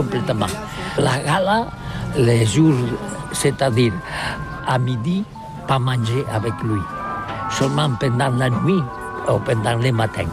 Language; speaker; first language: French; non-native, learner; Catalan